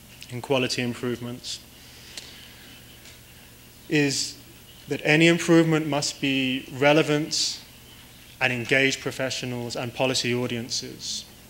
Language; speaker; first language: English; native; English